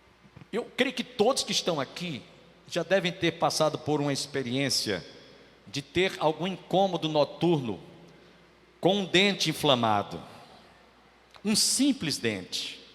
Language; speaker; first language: Portuguese; native; Portuguese